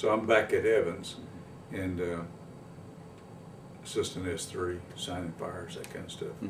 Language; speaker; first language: English; native; English